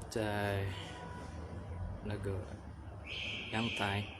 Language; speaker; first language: Chinese; non-native, learner; Indonesian